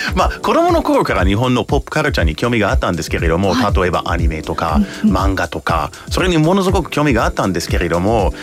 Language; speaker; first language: Japanese; non-native, fluent; English